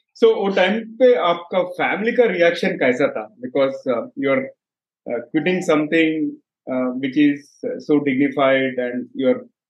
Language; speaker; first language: Hindi; non-native, local second language; Telugu